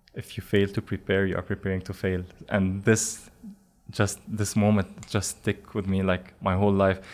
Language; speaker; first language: English; non-native, fluent; Arabic